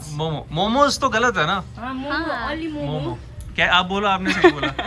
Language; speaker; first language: Hindi; native; Hindi